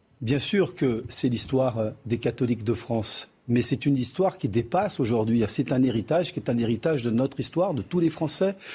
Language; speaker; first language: French; early bilingual, other home language; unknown